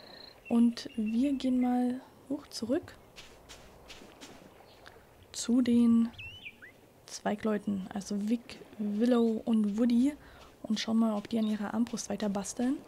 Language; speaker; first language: German; native; German